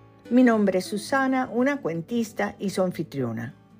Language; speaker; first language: Spanish; early bilingual, heritage; Spanish